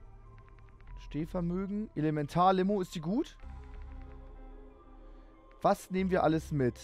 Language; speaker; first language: German; native; German